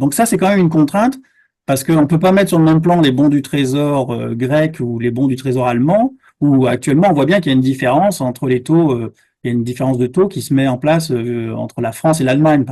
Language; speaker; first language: French; native; French